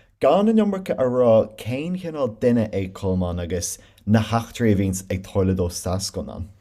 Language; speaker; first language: Irish; native; Irish